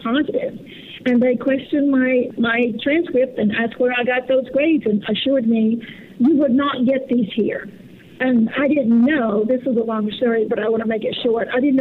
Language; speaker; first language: English; native; English